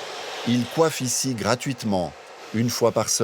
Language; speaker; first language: French; native; French